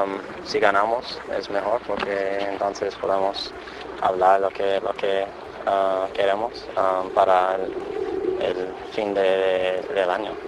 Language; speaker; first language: Spanish; non-native, fluent; English